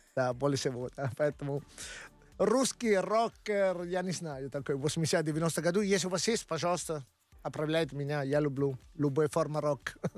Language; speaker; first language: Russian; non-native, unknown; Italian